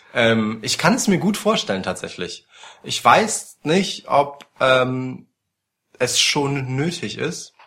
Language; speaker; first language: German; early bilingual, other home language; Polish